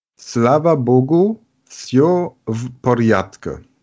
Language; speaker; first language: Russian; non-native, learner; German